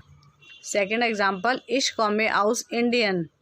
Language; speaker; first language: German; non-native, fluent; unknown